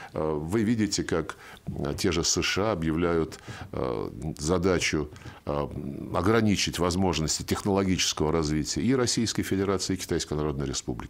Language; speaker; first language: Russian; native; Russian